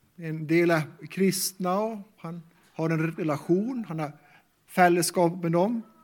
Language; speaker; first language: Swedish; native; Swedish